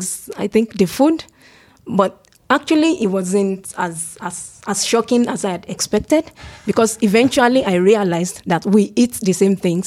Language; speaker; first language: English; non-native, local second language; Yoruba